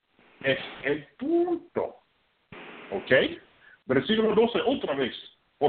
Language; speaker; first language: Spanish; non-native, fluent; English